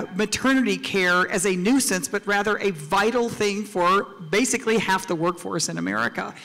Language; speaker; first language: English; native; English